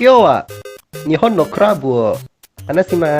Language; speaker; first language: Japanese; non-native, learner; Indonesian